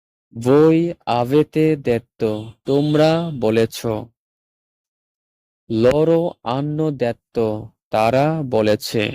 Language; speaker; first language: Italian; non-native, fluent; Bangla